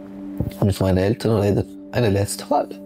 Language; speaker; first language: German; non-native, local second language; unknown